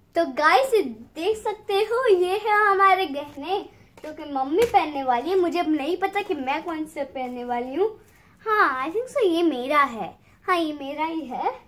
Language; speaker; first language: Hindi; non-native, local second language; Gujarati